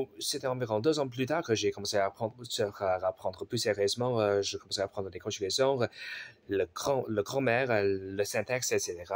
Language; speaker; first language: French; non-native, fluent; Chinese